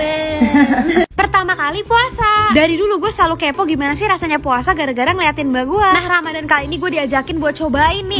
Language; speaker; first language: Indonesian; native; Indonesian